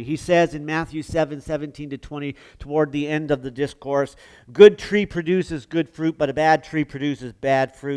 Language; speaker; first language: English; native; English